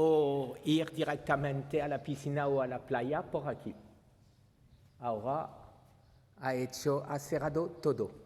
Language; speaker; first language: Spanish; non-native, learner; French